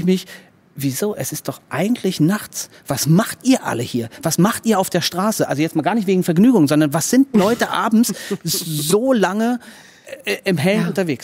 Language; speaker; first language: German; native; German